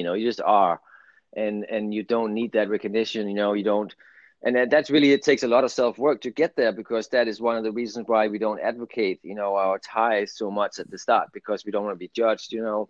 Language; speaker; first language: English; non-native, fluent; Danish